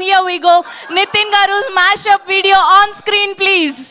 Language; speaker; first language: Telugu; native; Telugu